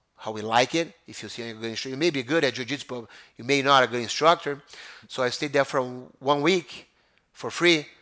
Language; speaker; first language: English; non-native, fluent; Portuguese